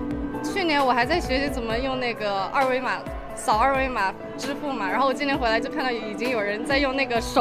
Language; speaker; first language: Chinese; non-native, fluent; English